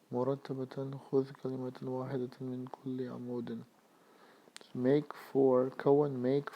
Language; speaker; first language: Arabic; non-native, fluent; English